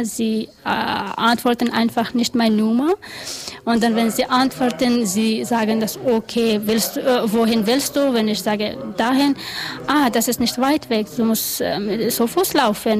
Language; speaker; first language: German; non-native, learner; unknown